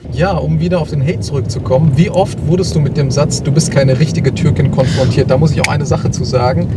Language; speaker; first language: German; early bilingual, other home language; Turkish